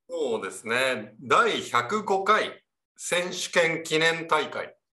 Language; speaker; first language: Japanese; native; Japanese